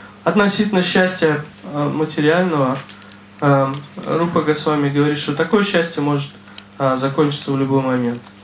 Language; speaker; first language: Russian; native; Russian